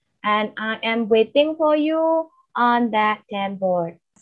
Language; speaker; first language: English; non-native, fluent; Indonesian